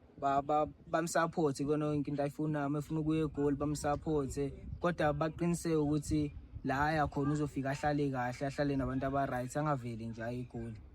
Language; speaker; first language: Zulu; native; Zulu